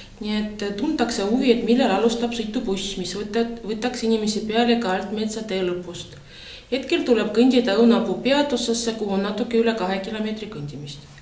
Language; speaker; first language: Estonian; non-native, local second language; Russian